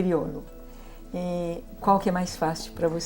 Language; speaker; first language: Portuguese; native; Portuguese